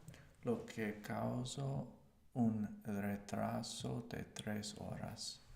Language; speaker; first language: Spanish; non-native, learner; English